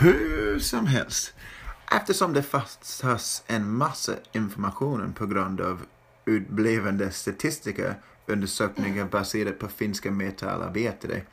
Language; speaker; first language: Swedish; non-native, fluent; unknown